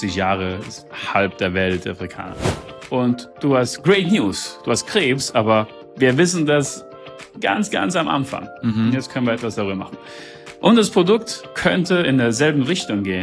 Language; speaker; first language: German; early bilingual, heritage; German